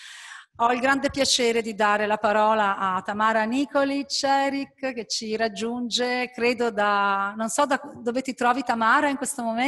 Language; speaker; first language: Italian; native; Italian